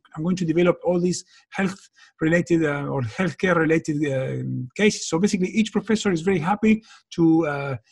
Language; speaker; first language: English; non-native, fluent; Spanish